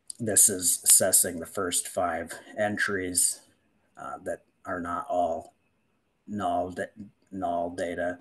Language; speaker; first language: English; native; English